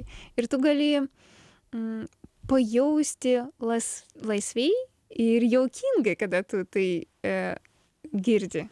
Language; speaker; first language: Lithuanian; non-native, learner; Ukrainian